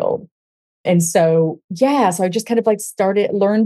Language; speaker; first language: English; native; English